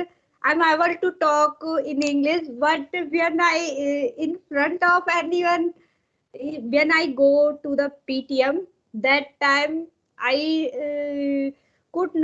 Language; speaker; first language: English; non-native, learner; Hindi